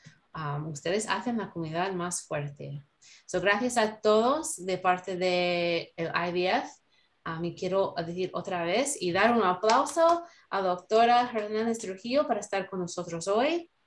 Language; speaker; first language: Spanish; non-native, learner; English